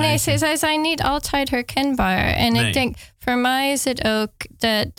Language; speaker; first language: Dutch; non-native, fluent; English